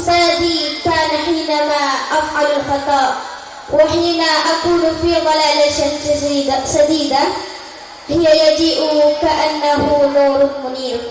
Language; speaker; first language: Arabic; non-native, learner; Indonesian